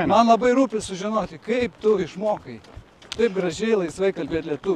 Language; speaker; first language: Lithuanian; native; Lithuanian